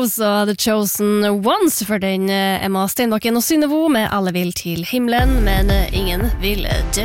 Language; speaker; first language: Norwegian; native; Norwegian